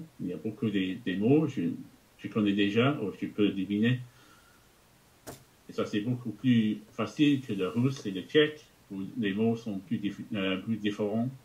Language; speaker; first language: French; non-native, fluent; English